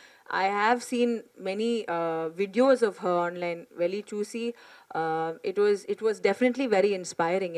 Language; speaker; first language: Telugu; non-native, fluent; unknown